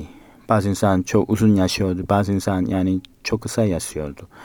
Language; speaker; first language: Turkish; non-native, fluent; Korean